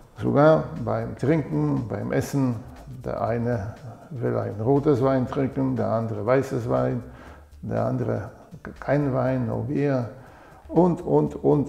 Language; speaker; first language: German; non-native, fluent; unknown